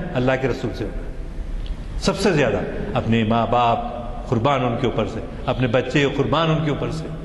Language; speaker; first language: Urdu; native; Urdu